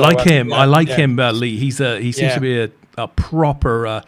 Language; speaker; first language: English; native; English